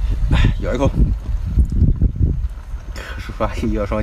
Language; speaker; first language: Chinese; native; Chinese